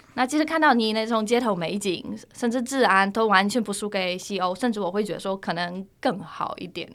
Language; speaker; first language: Chinese; non-native, fluent; Polish